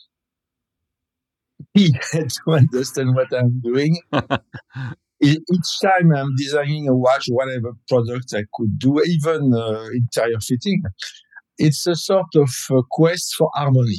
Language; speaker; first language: English; non-native, fluent; French